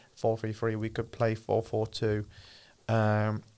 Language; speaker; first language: English; native; English